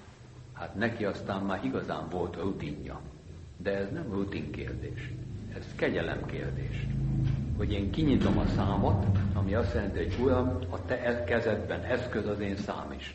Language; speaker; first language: Hungarian; native; Hungarian